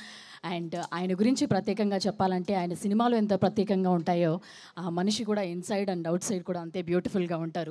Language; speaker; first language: Telugu; native; Telugu